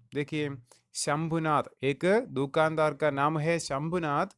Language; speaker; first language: Hindi; non-native, local second language; Malayalam